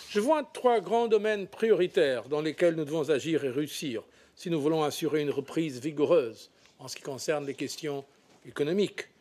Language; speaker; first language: French; non-native, fluent; Portuguese